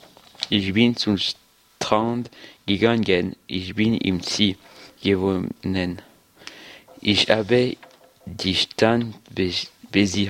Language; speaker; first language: German; non-native, learner; French